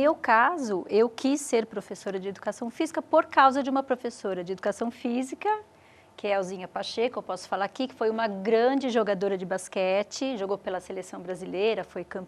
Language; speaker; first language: Portuguese; native; Portuguese